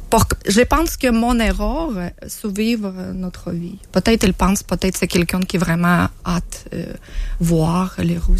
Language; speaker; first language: French; non-native, learner; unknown